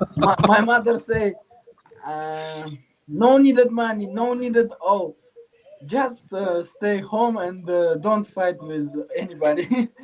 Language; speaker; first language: English; non-native, learner; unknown